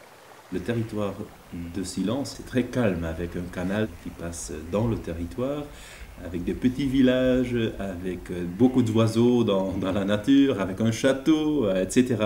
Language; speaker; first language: French; non-native, fluent; Dutch